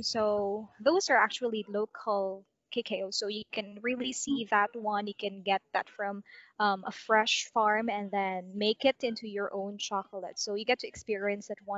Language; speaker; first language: English; non-native, local second language; Cebuano